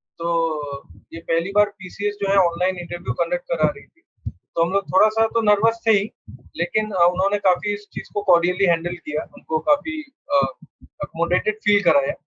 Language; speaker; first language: Hindi; non-native, local second language; Bangla